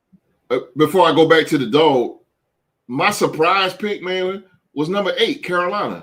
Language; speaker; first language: English; native; English